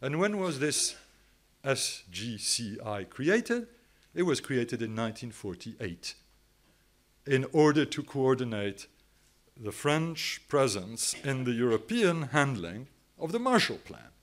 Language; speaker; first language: English; non-native, fluent; French